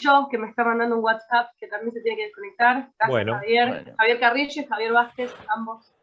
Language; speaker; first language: Spanish; native; Spanish